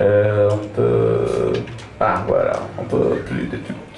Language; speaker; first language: French; non-native, learner; English